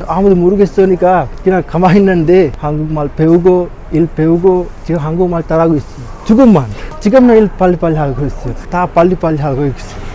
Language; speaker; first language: Korean; non-native, learner; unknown